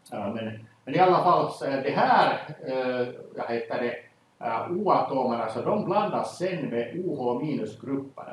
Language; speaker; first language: Swedish; native; Swedish